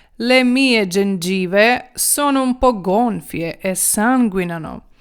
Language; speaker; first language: Italian; non-native, fluent; Ukrainian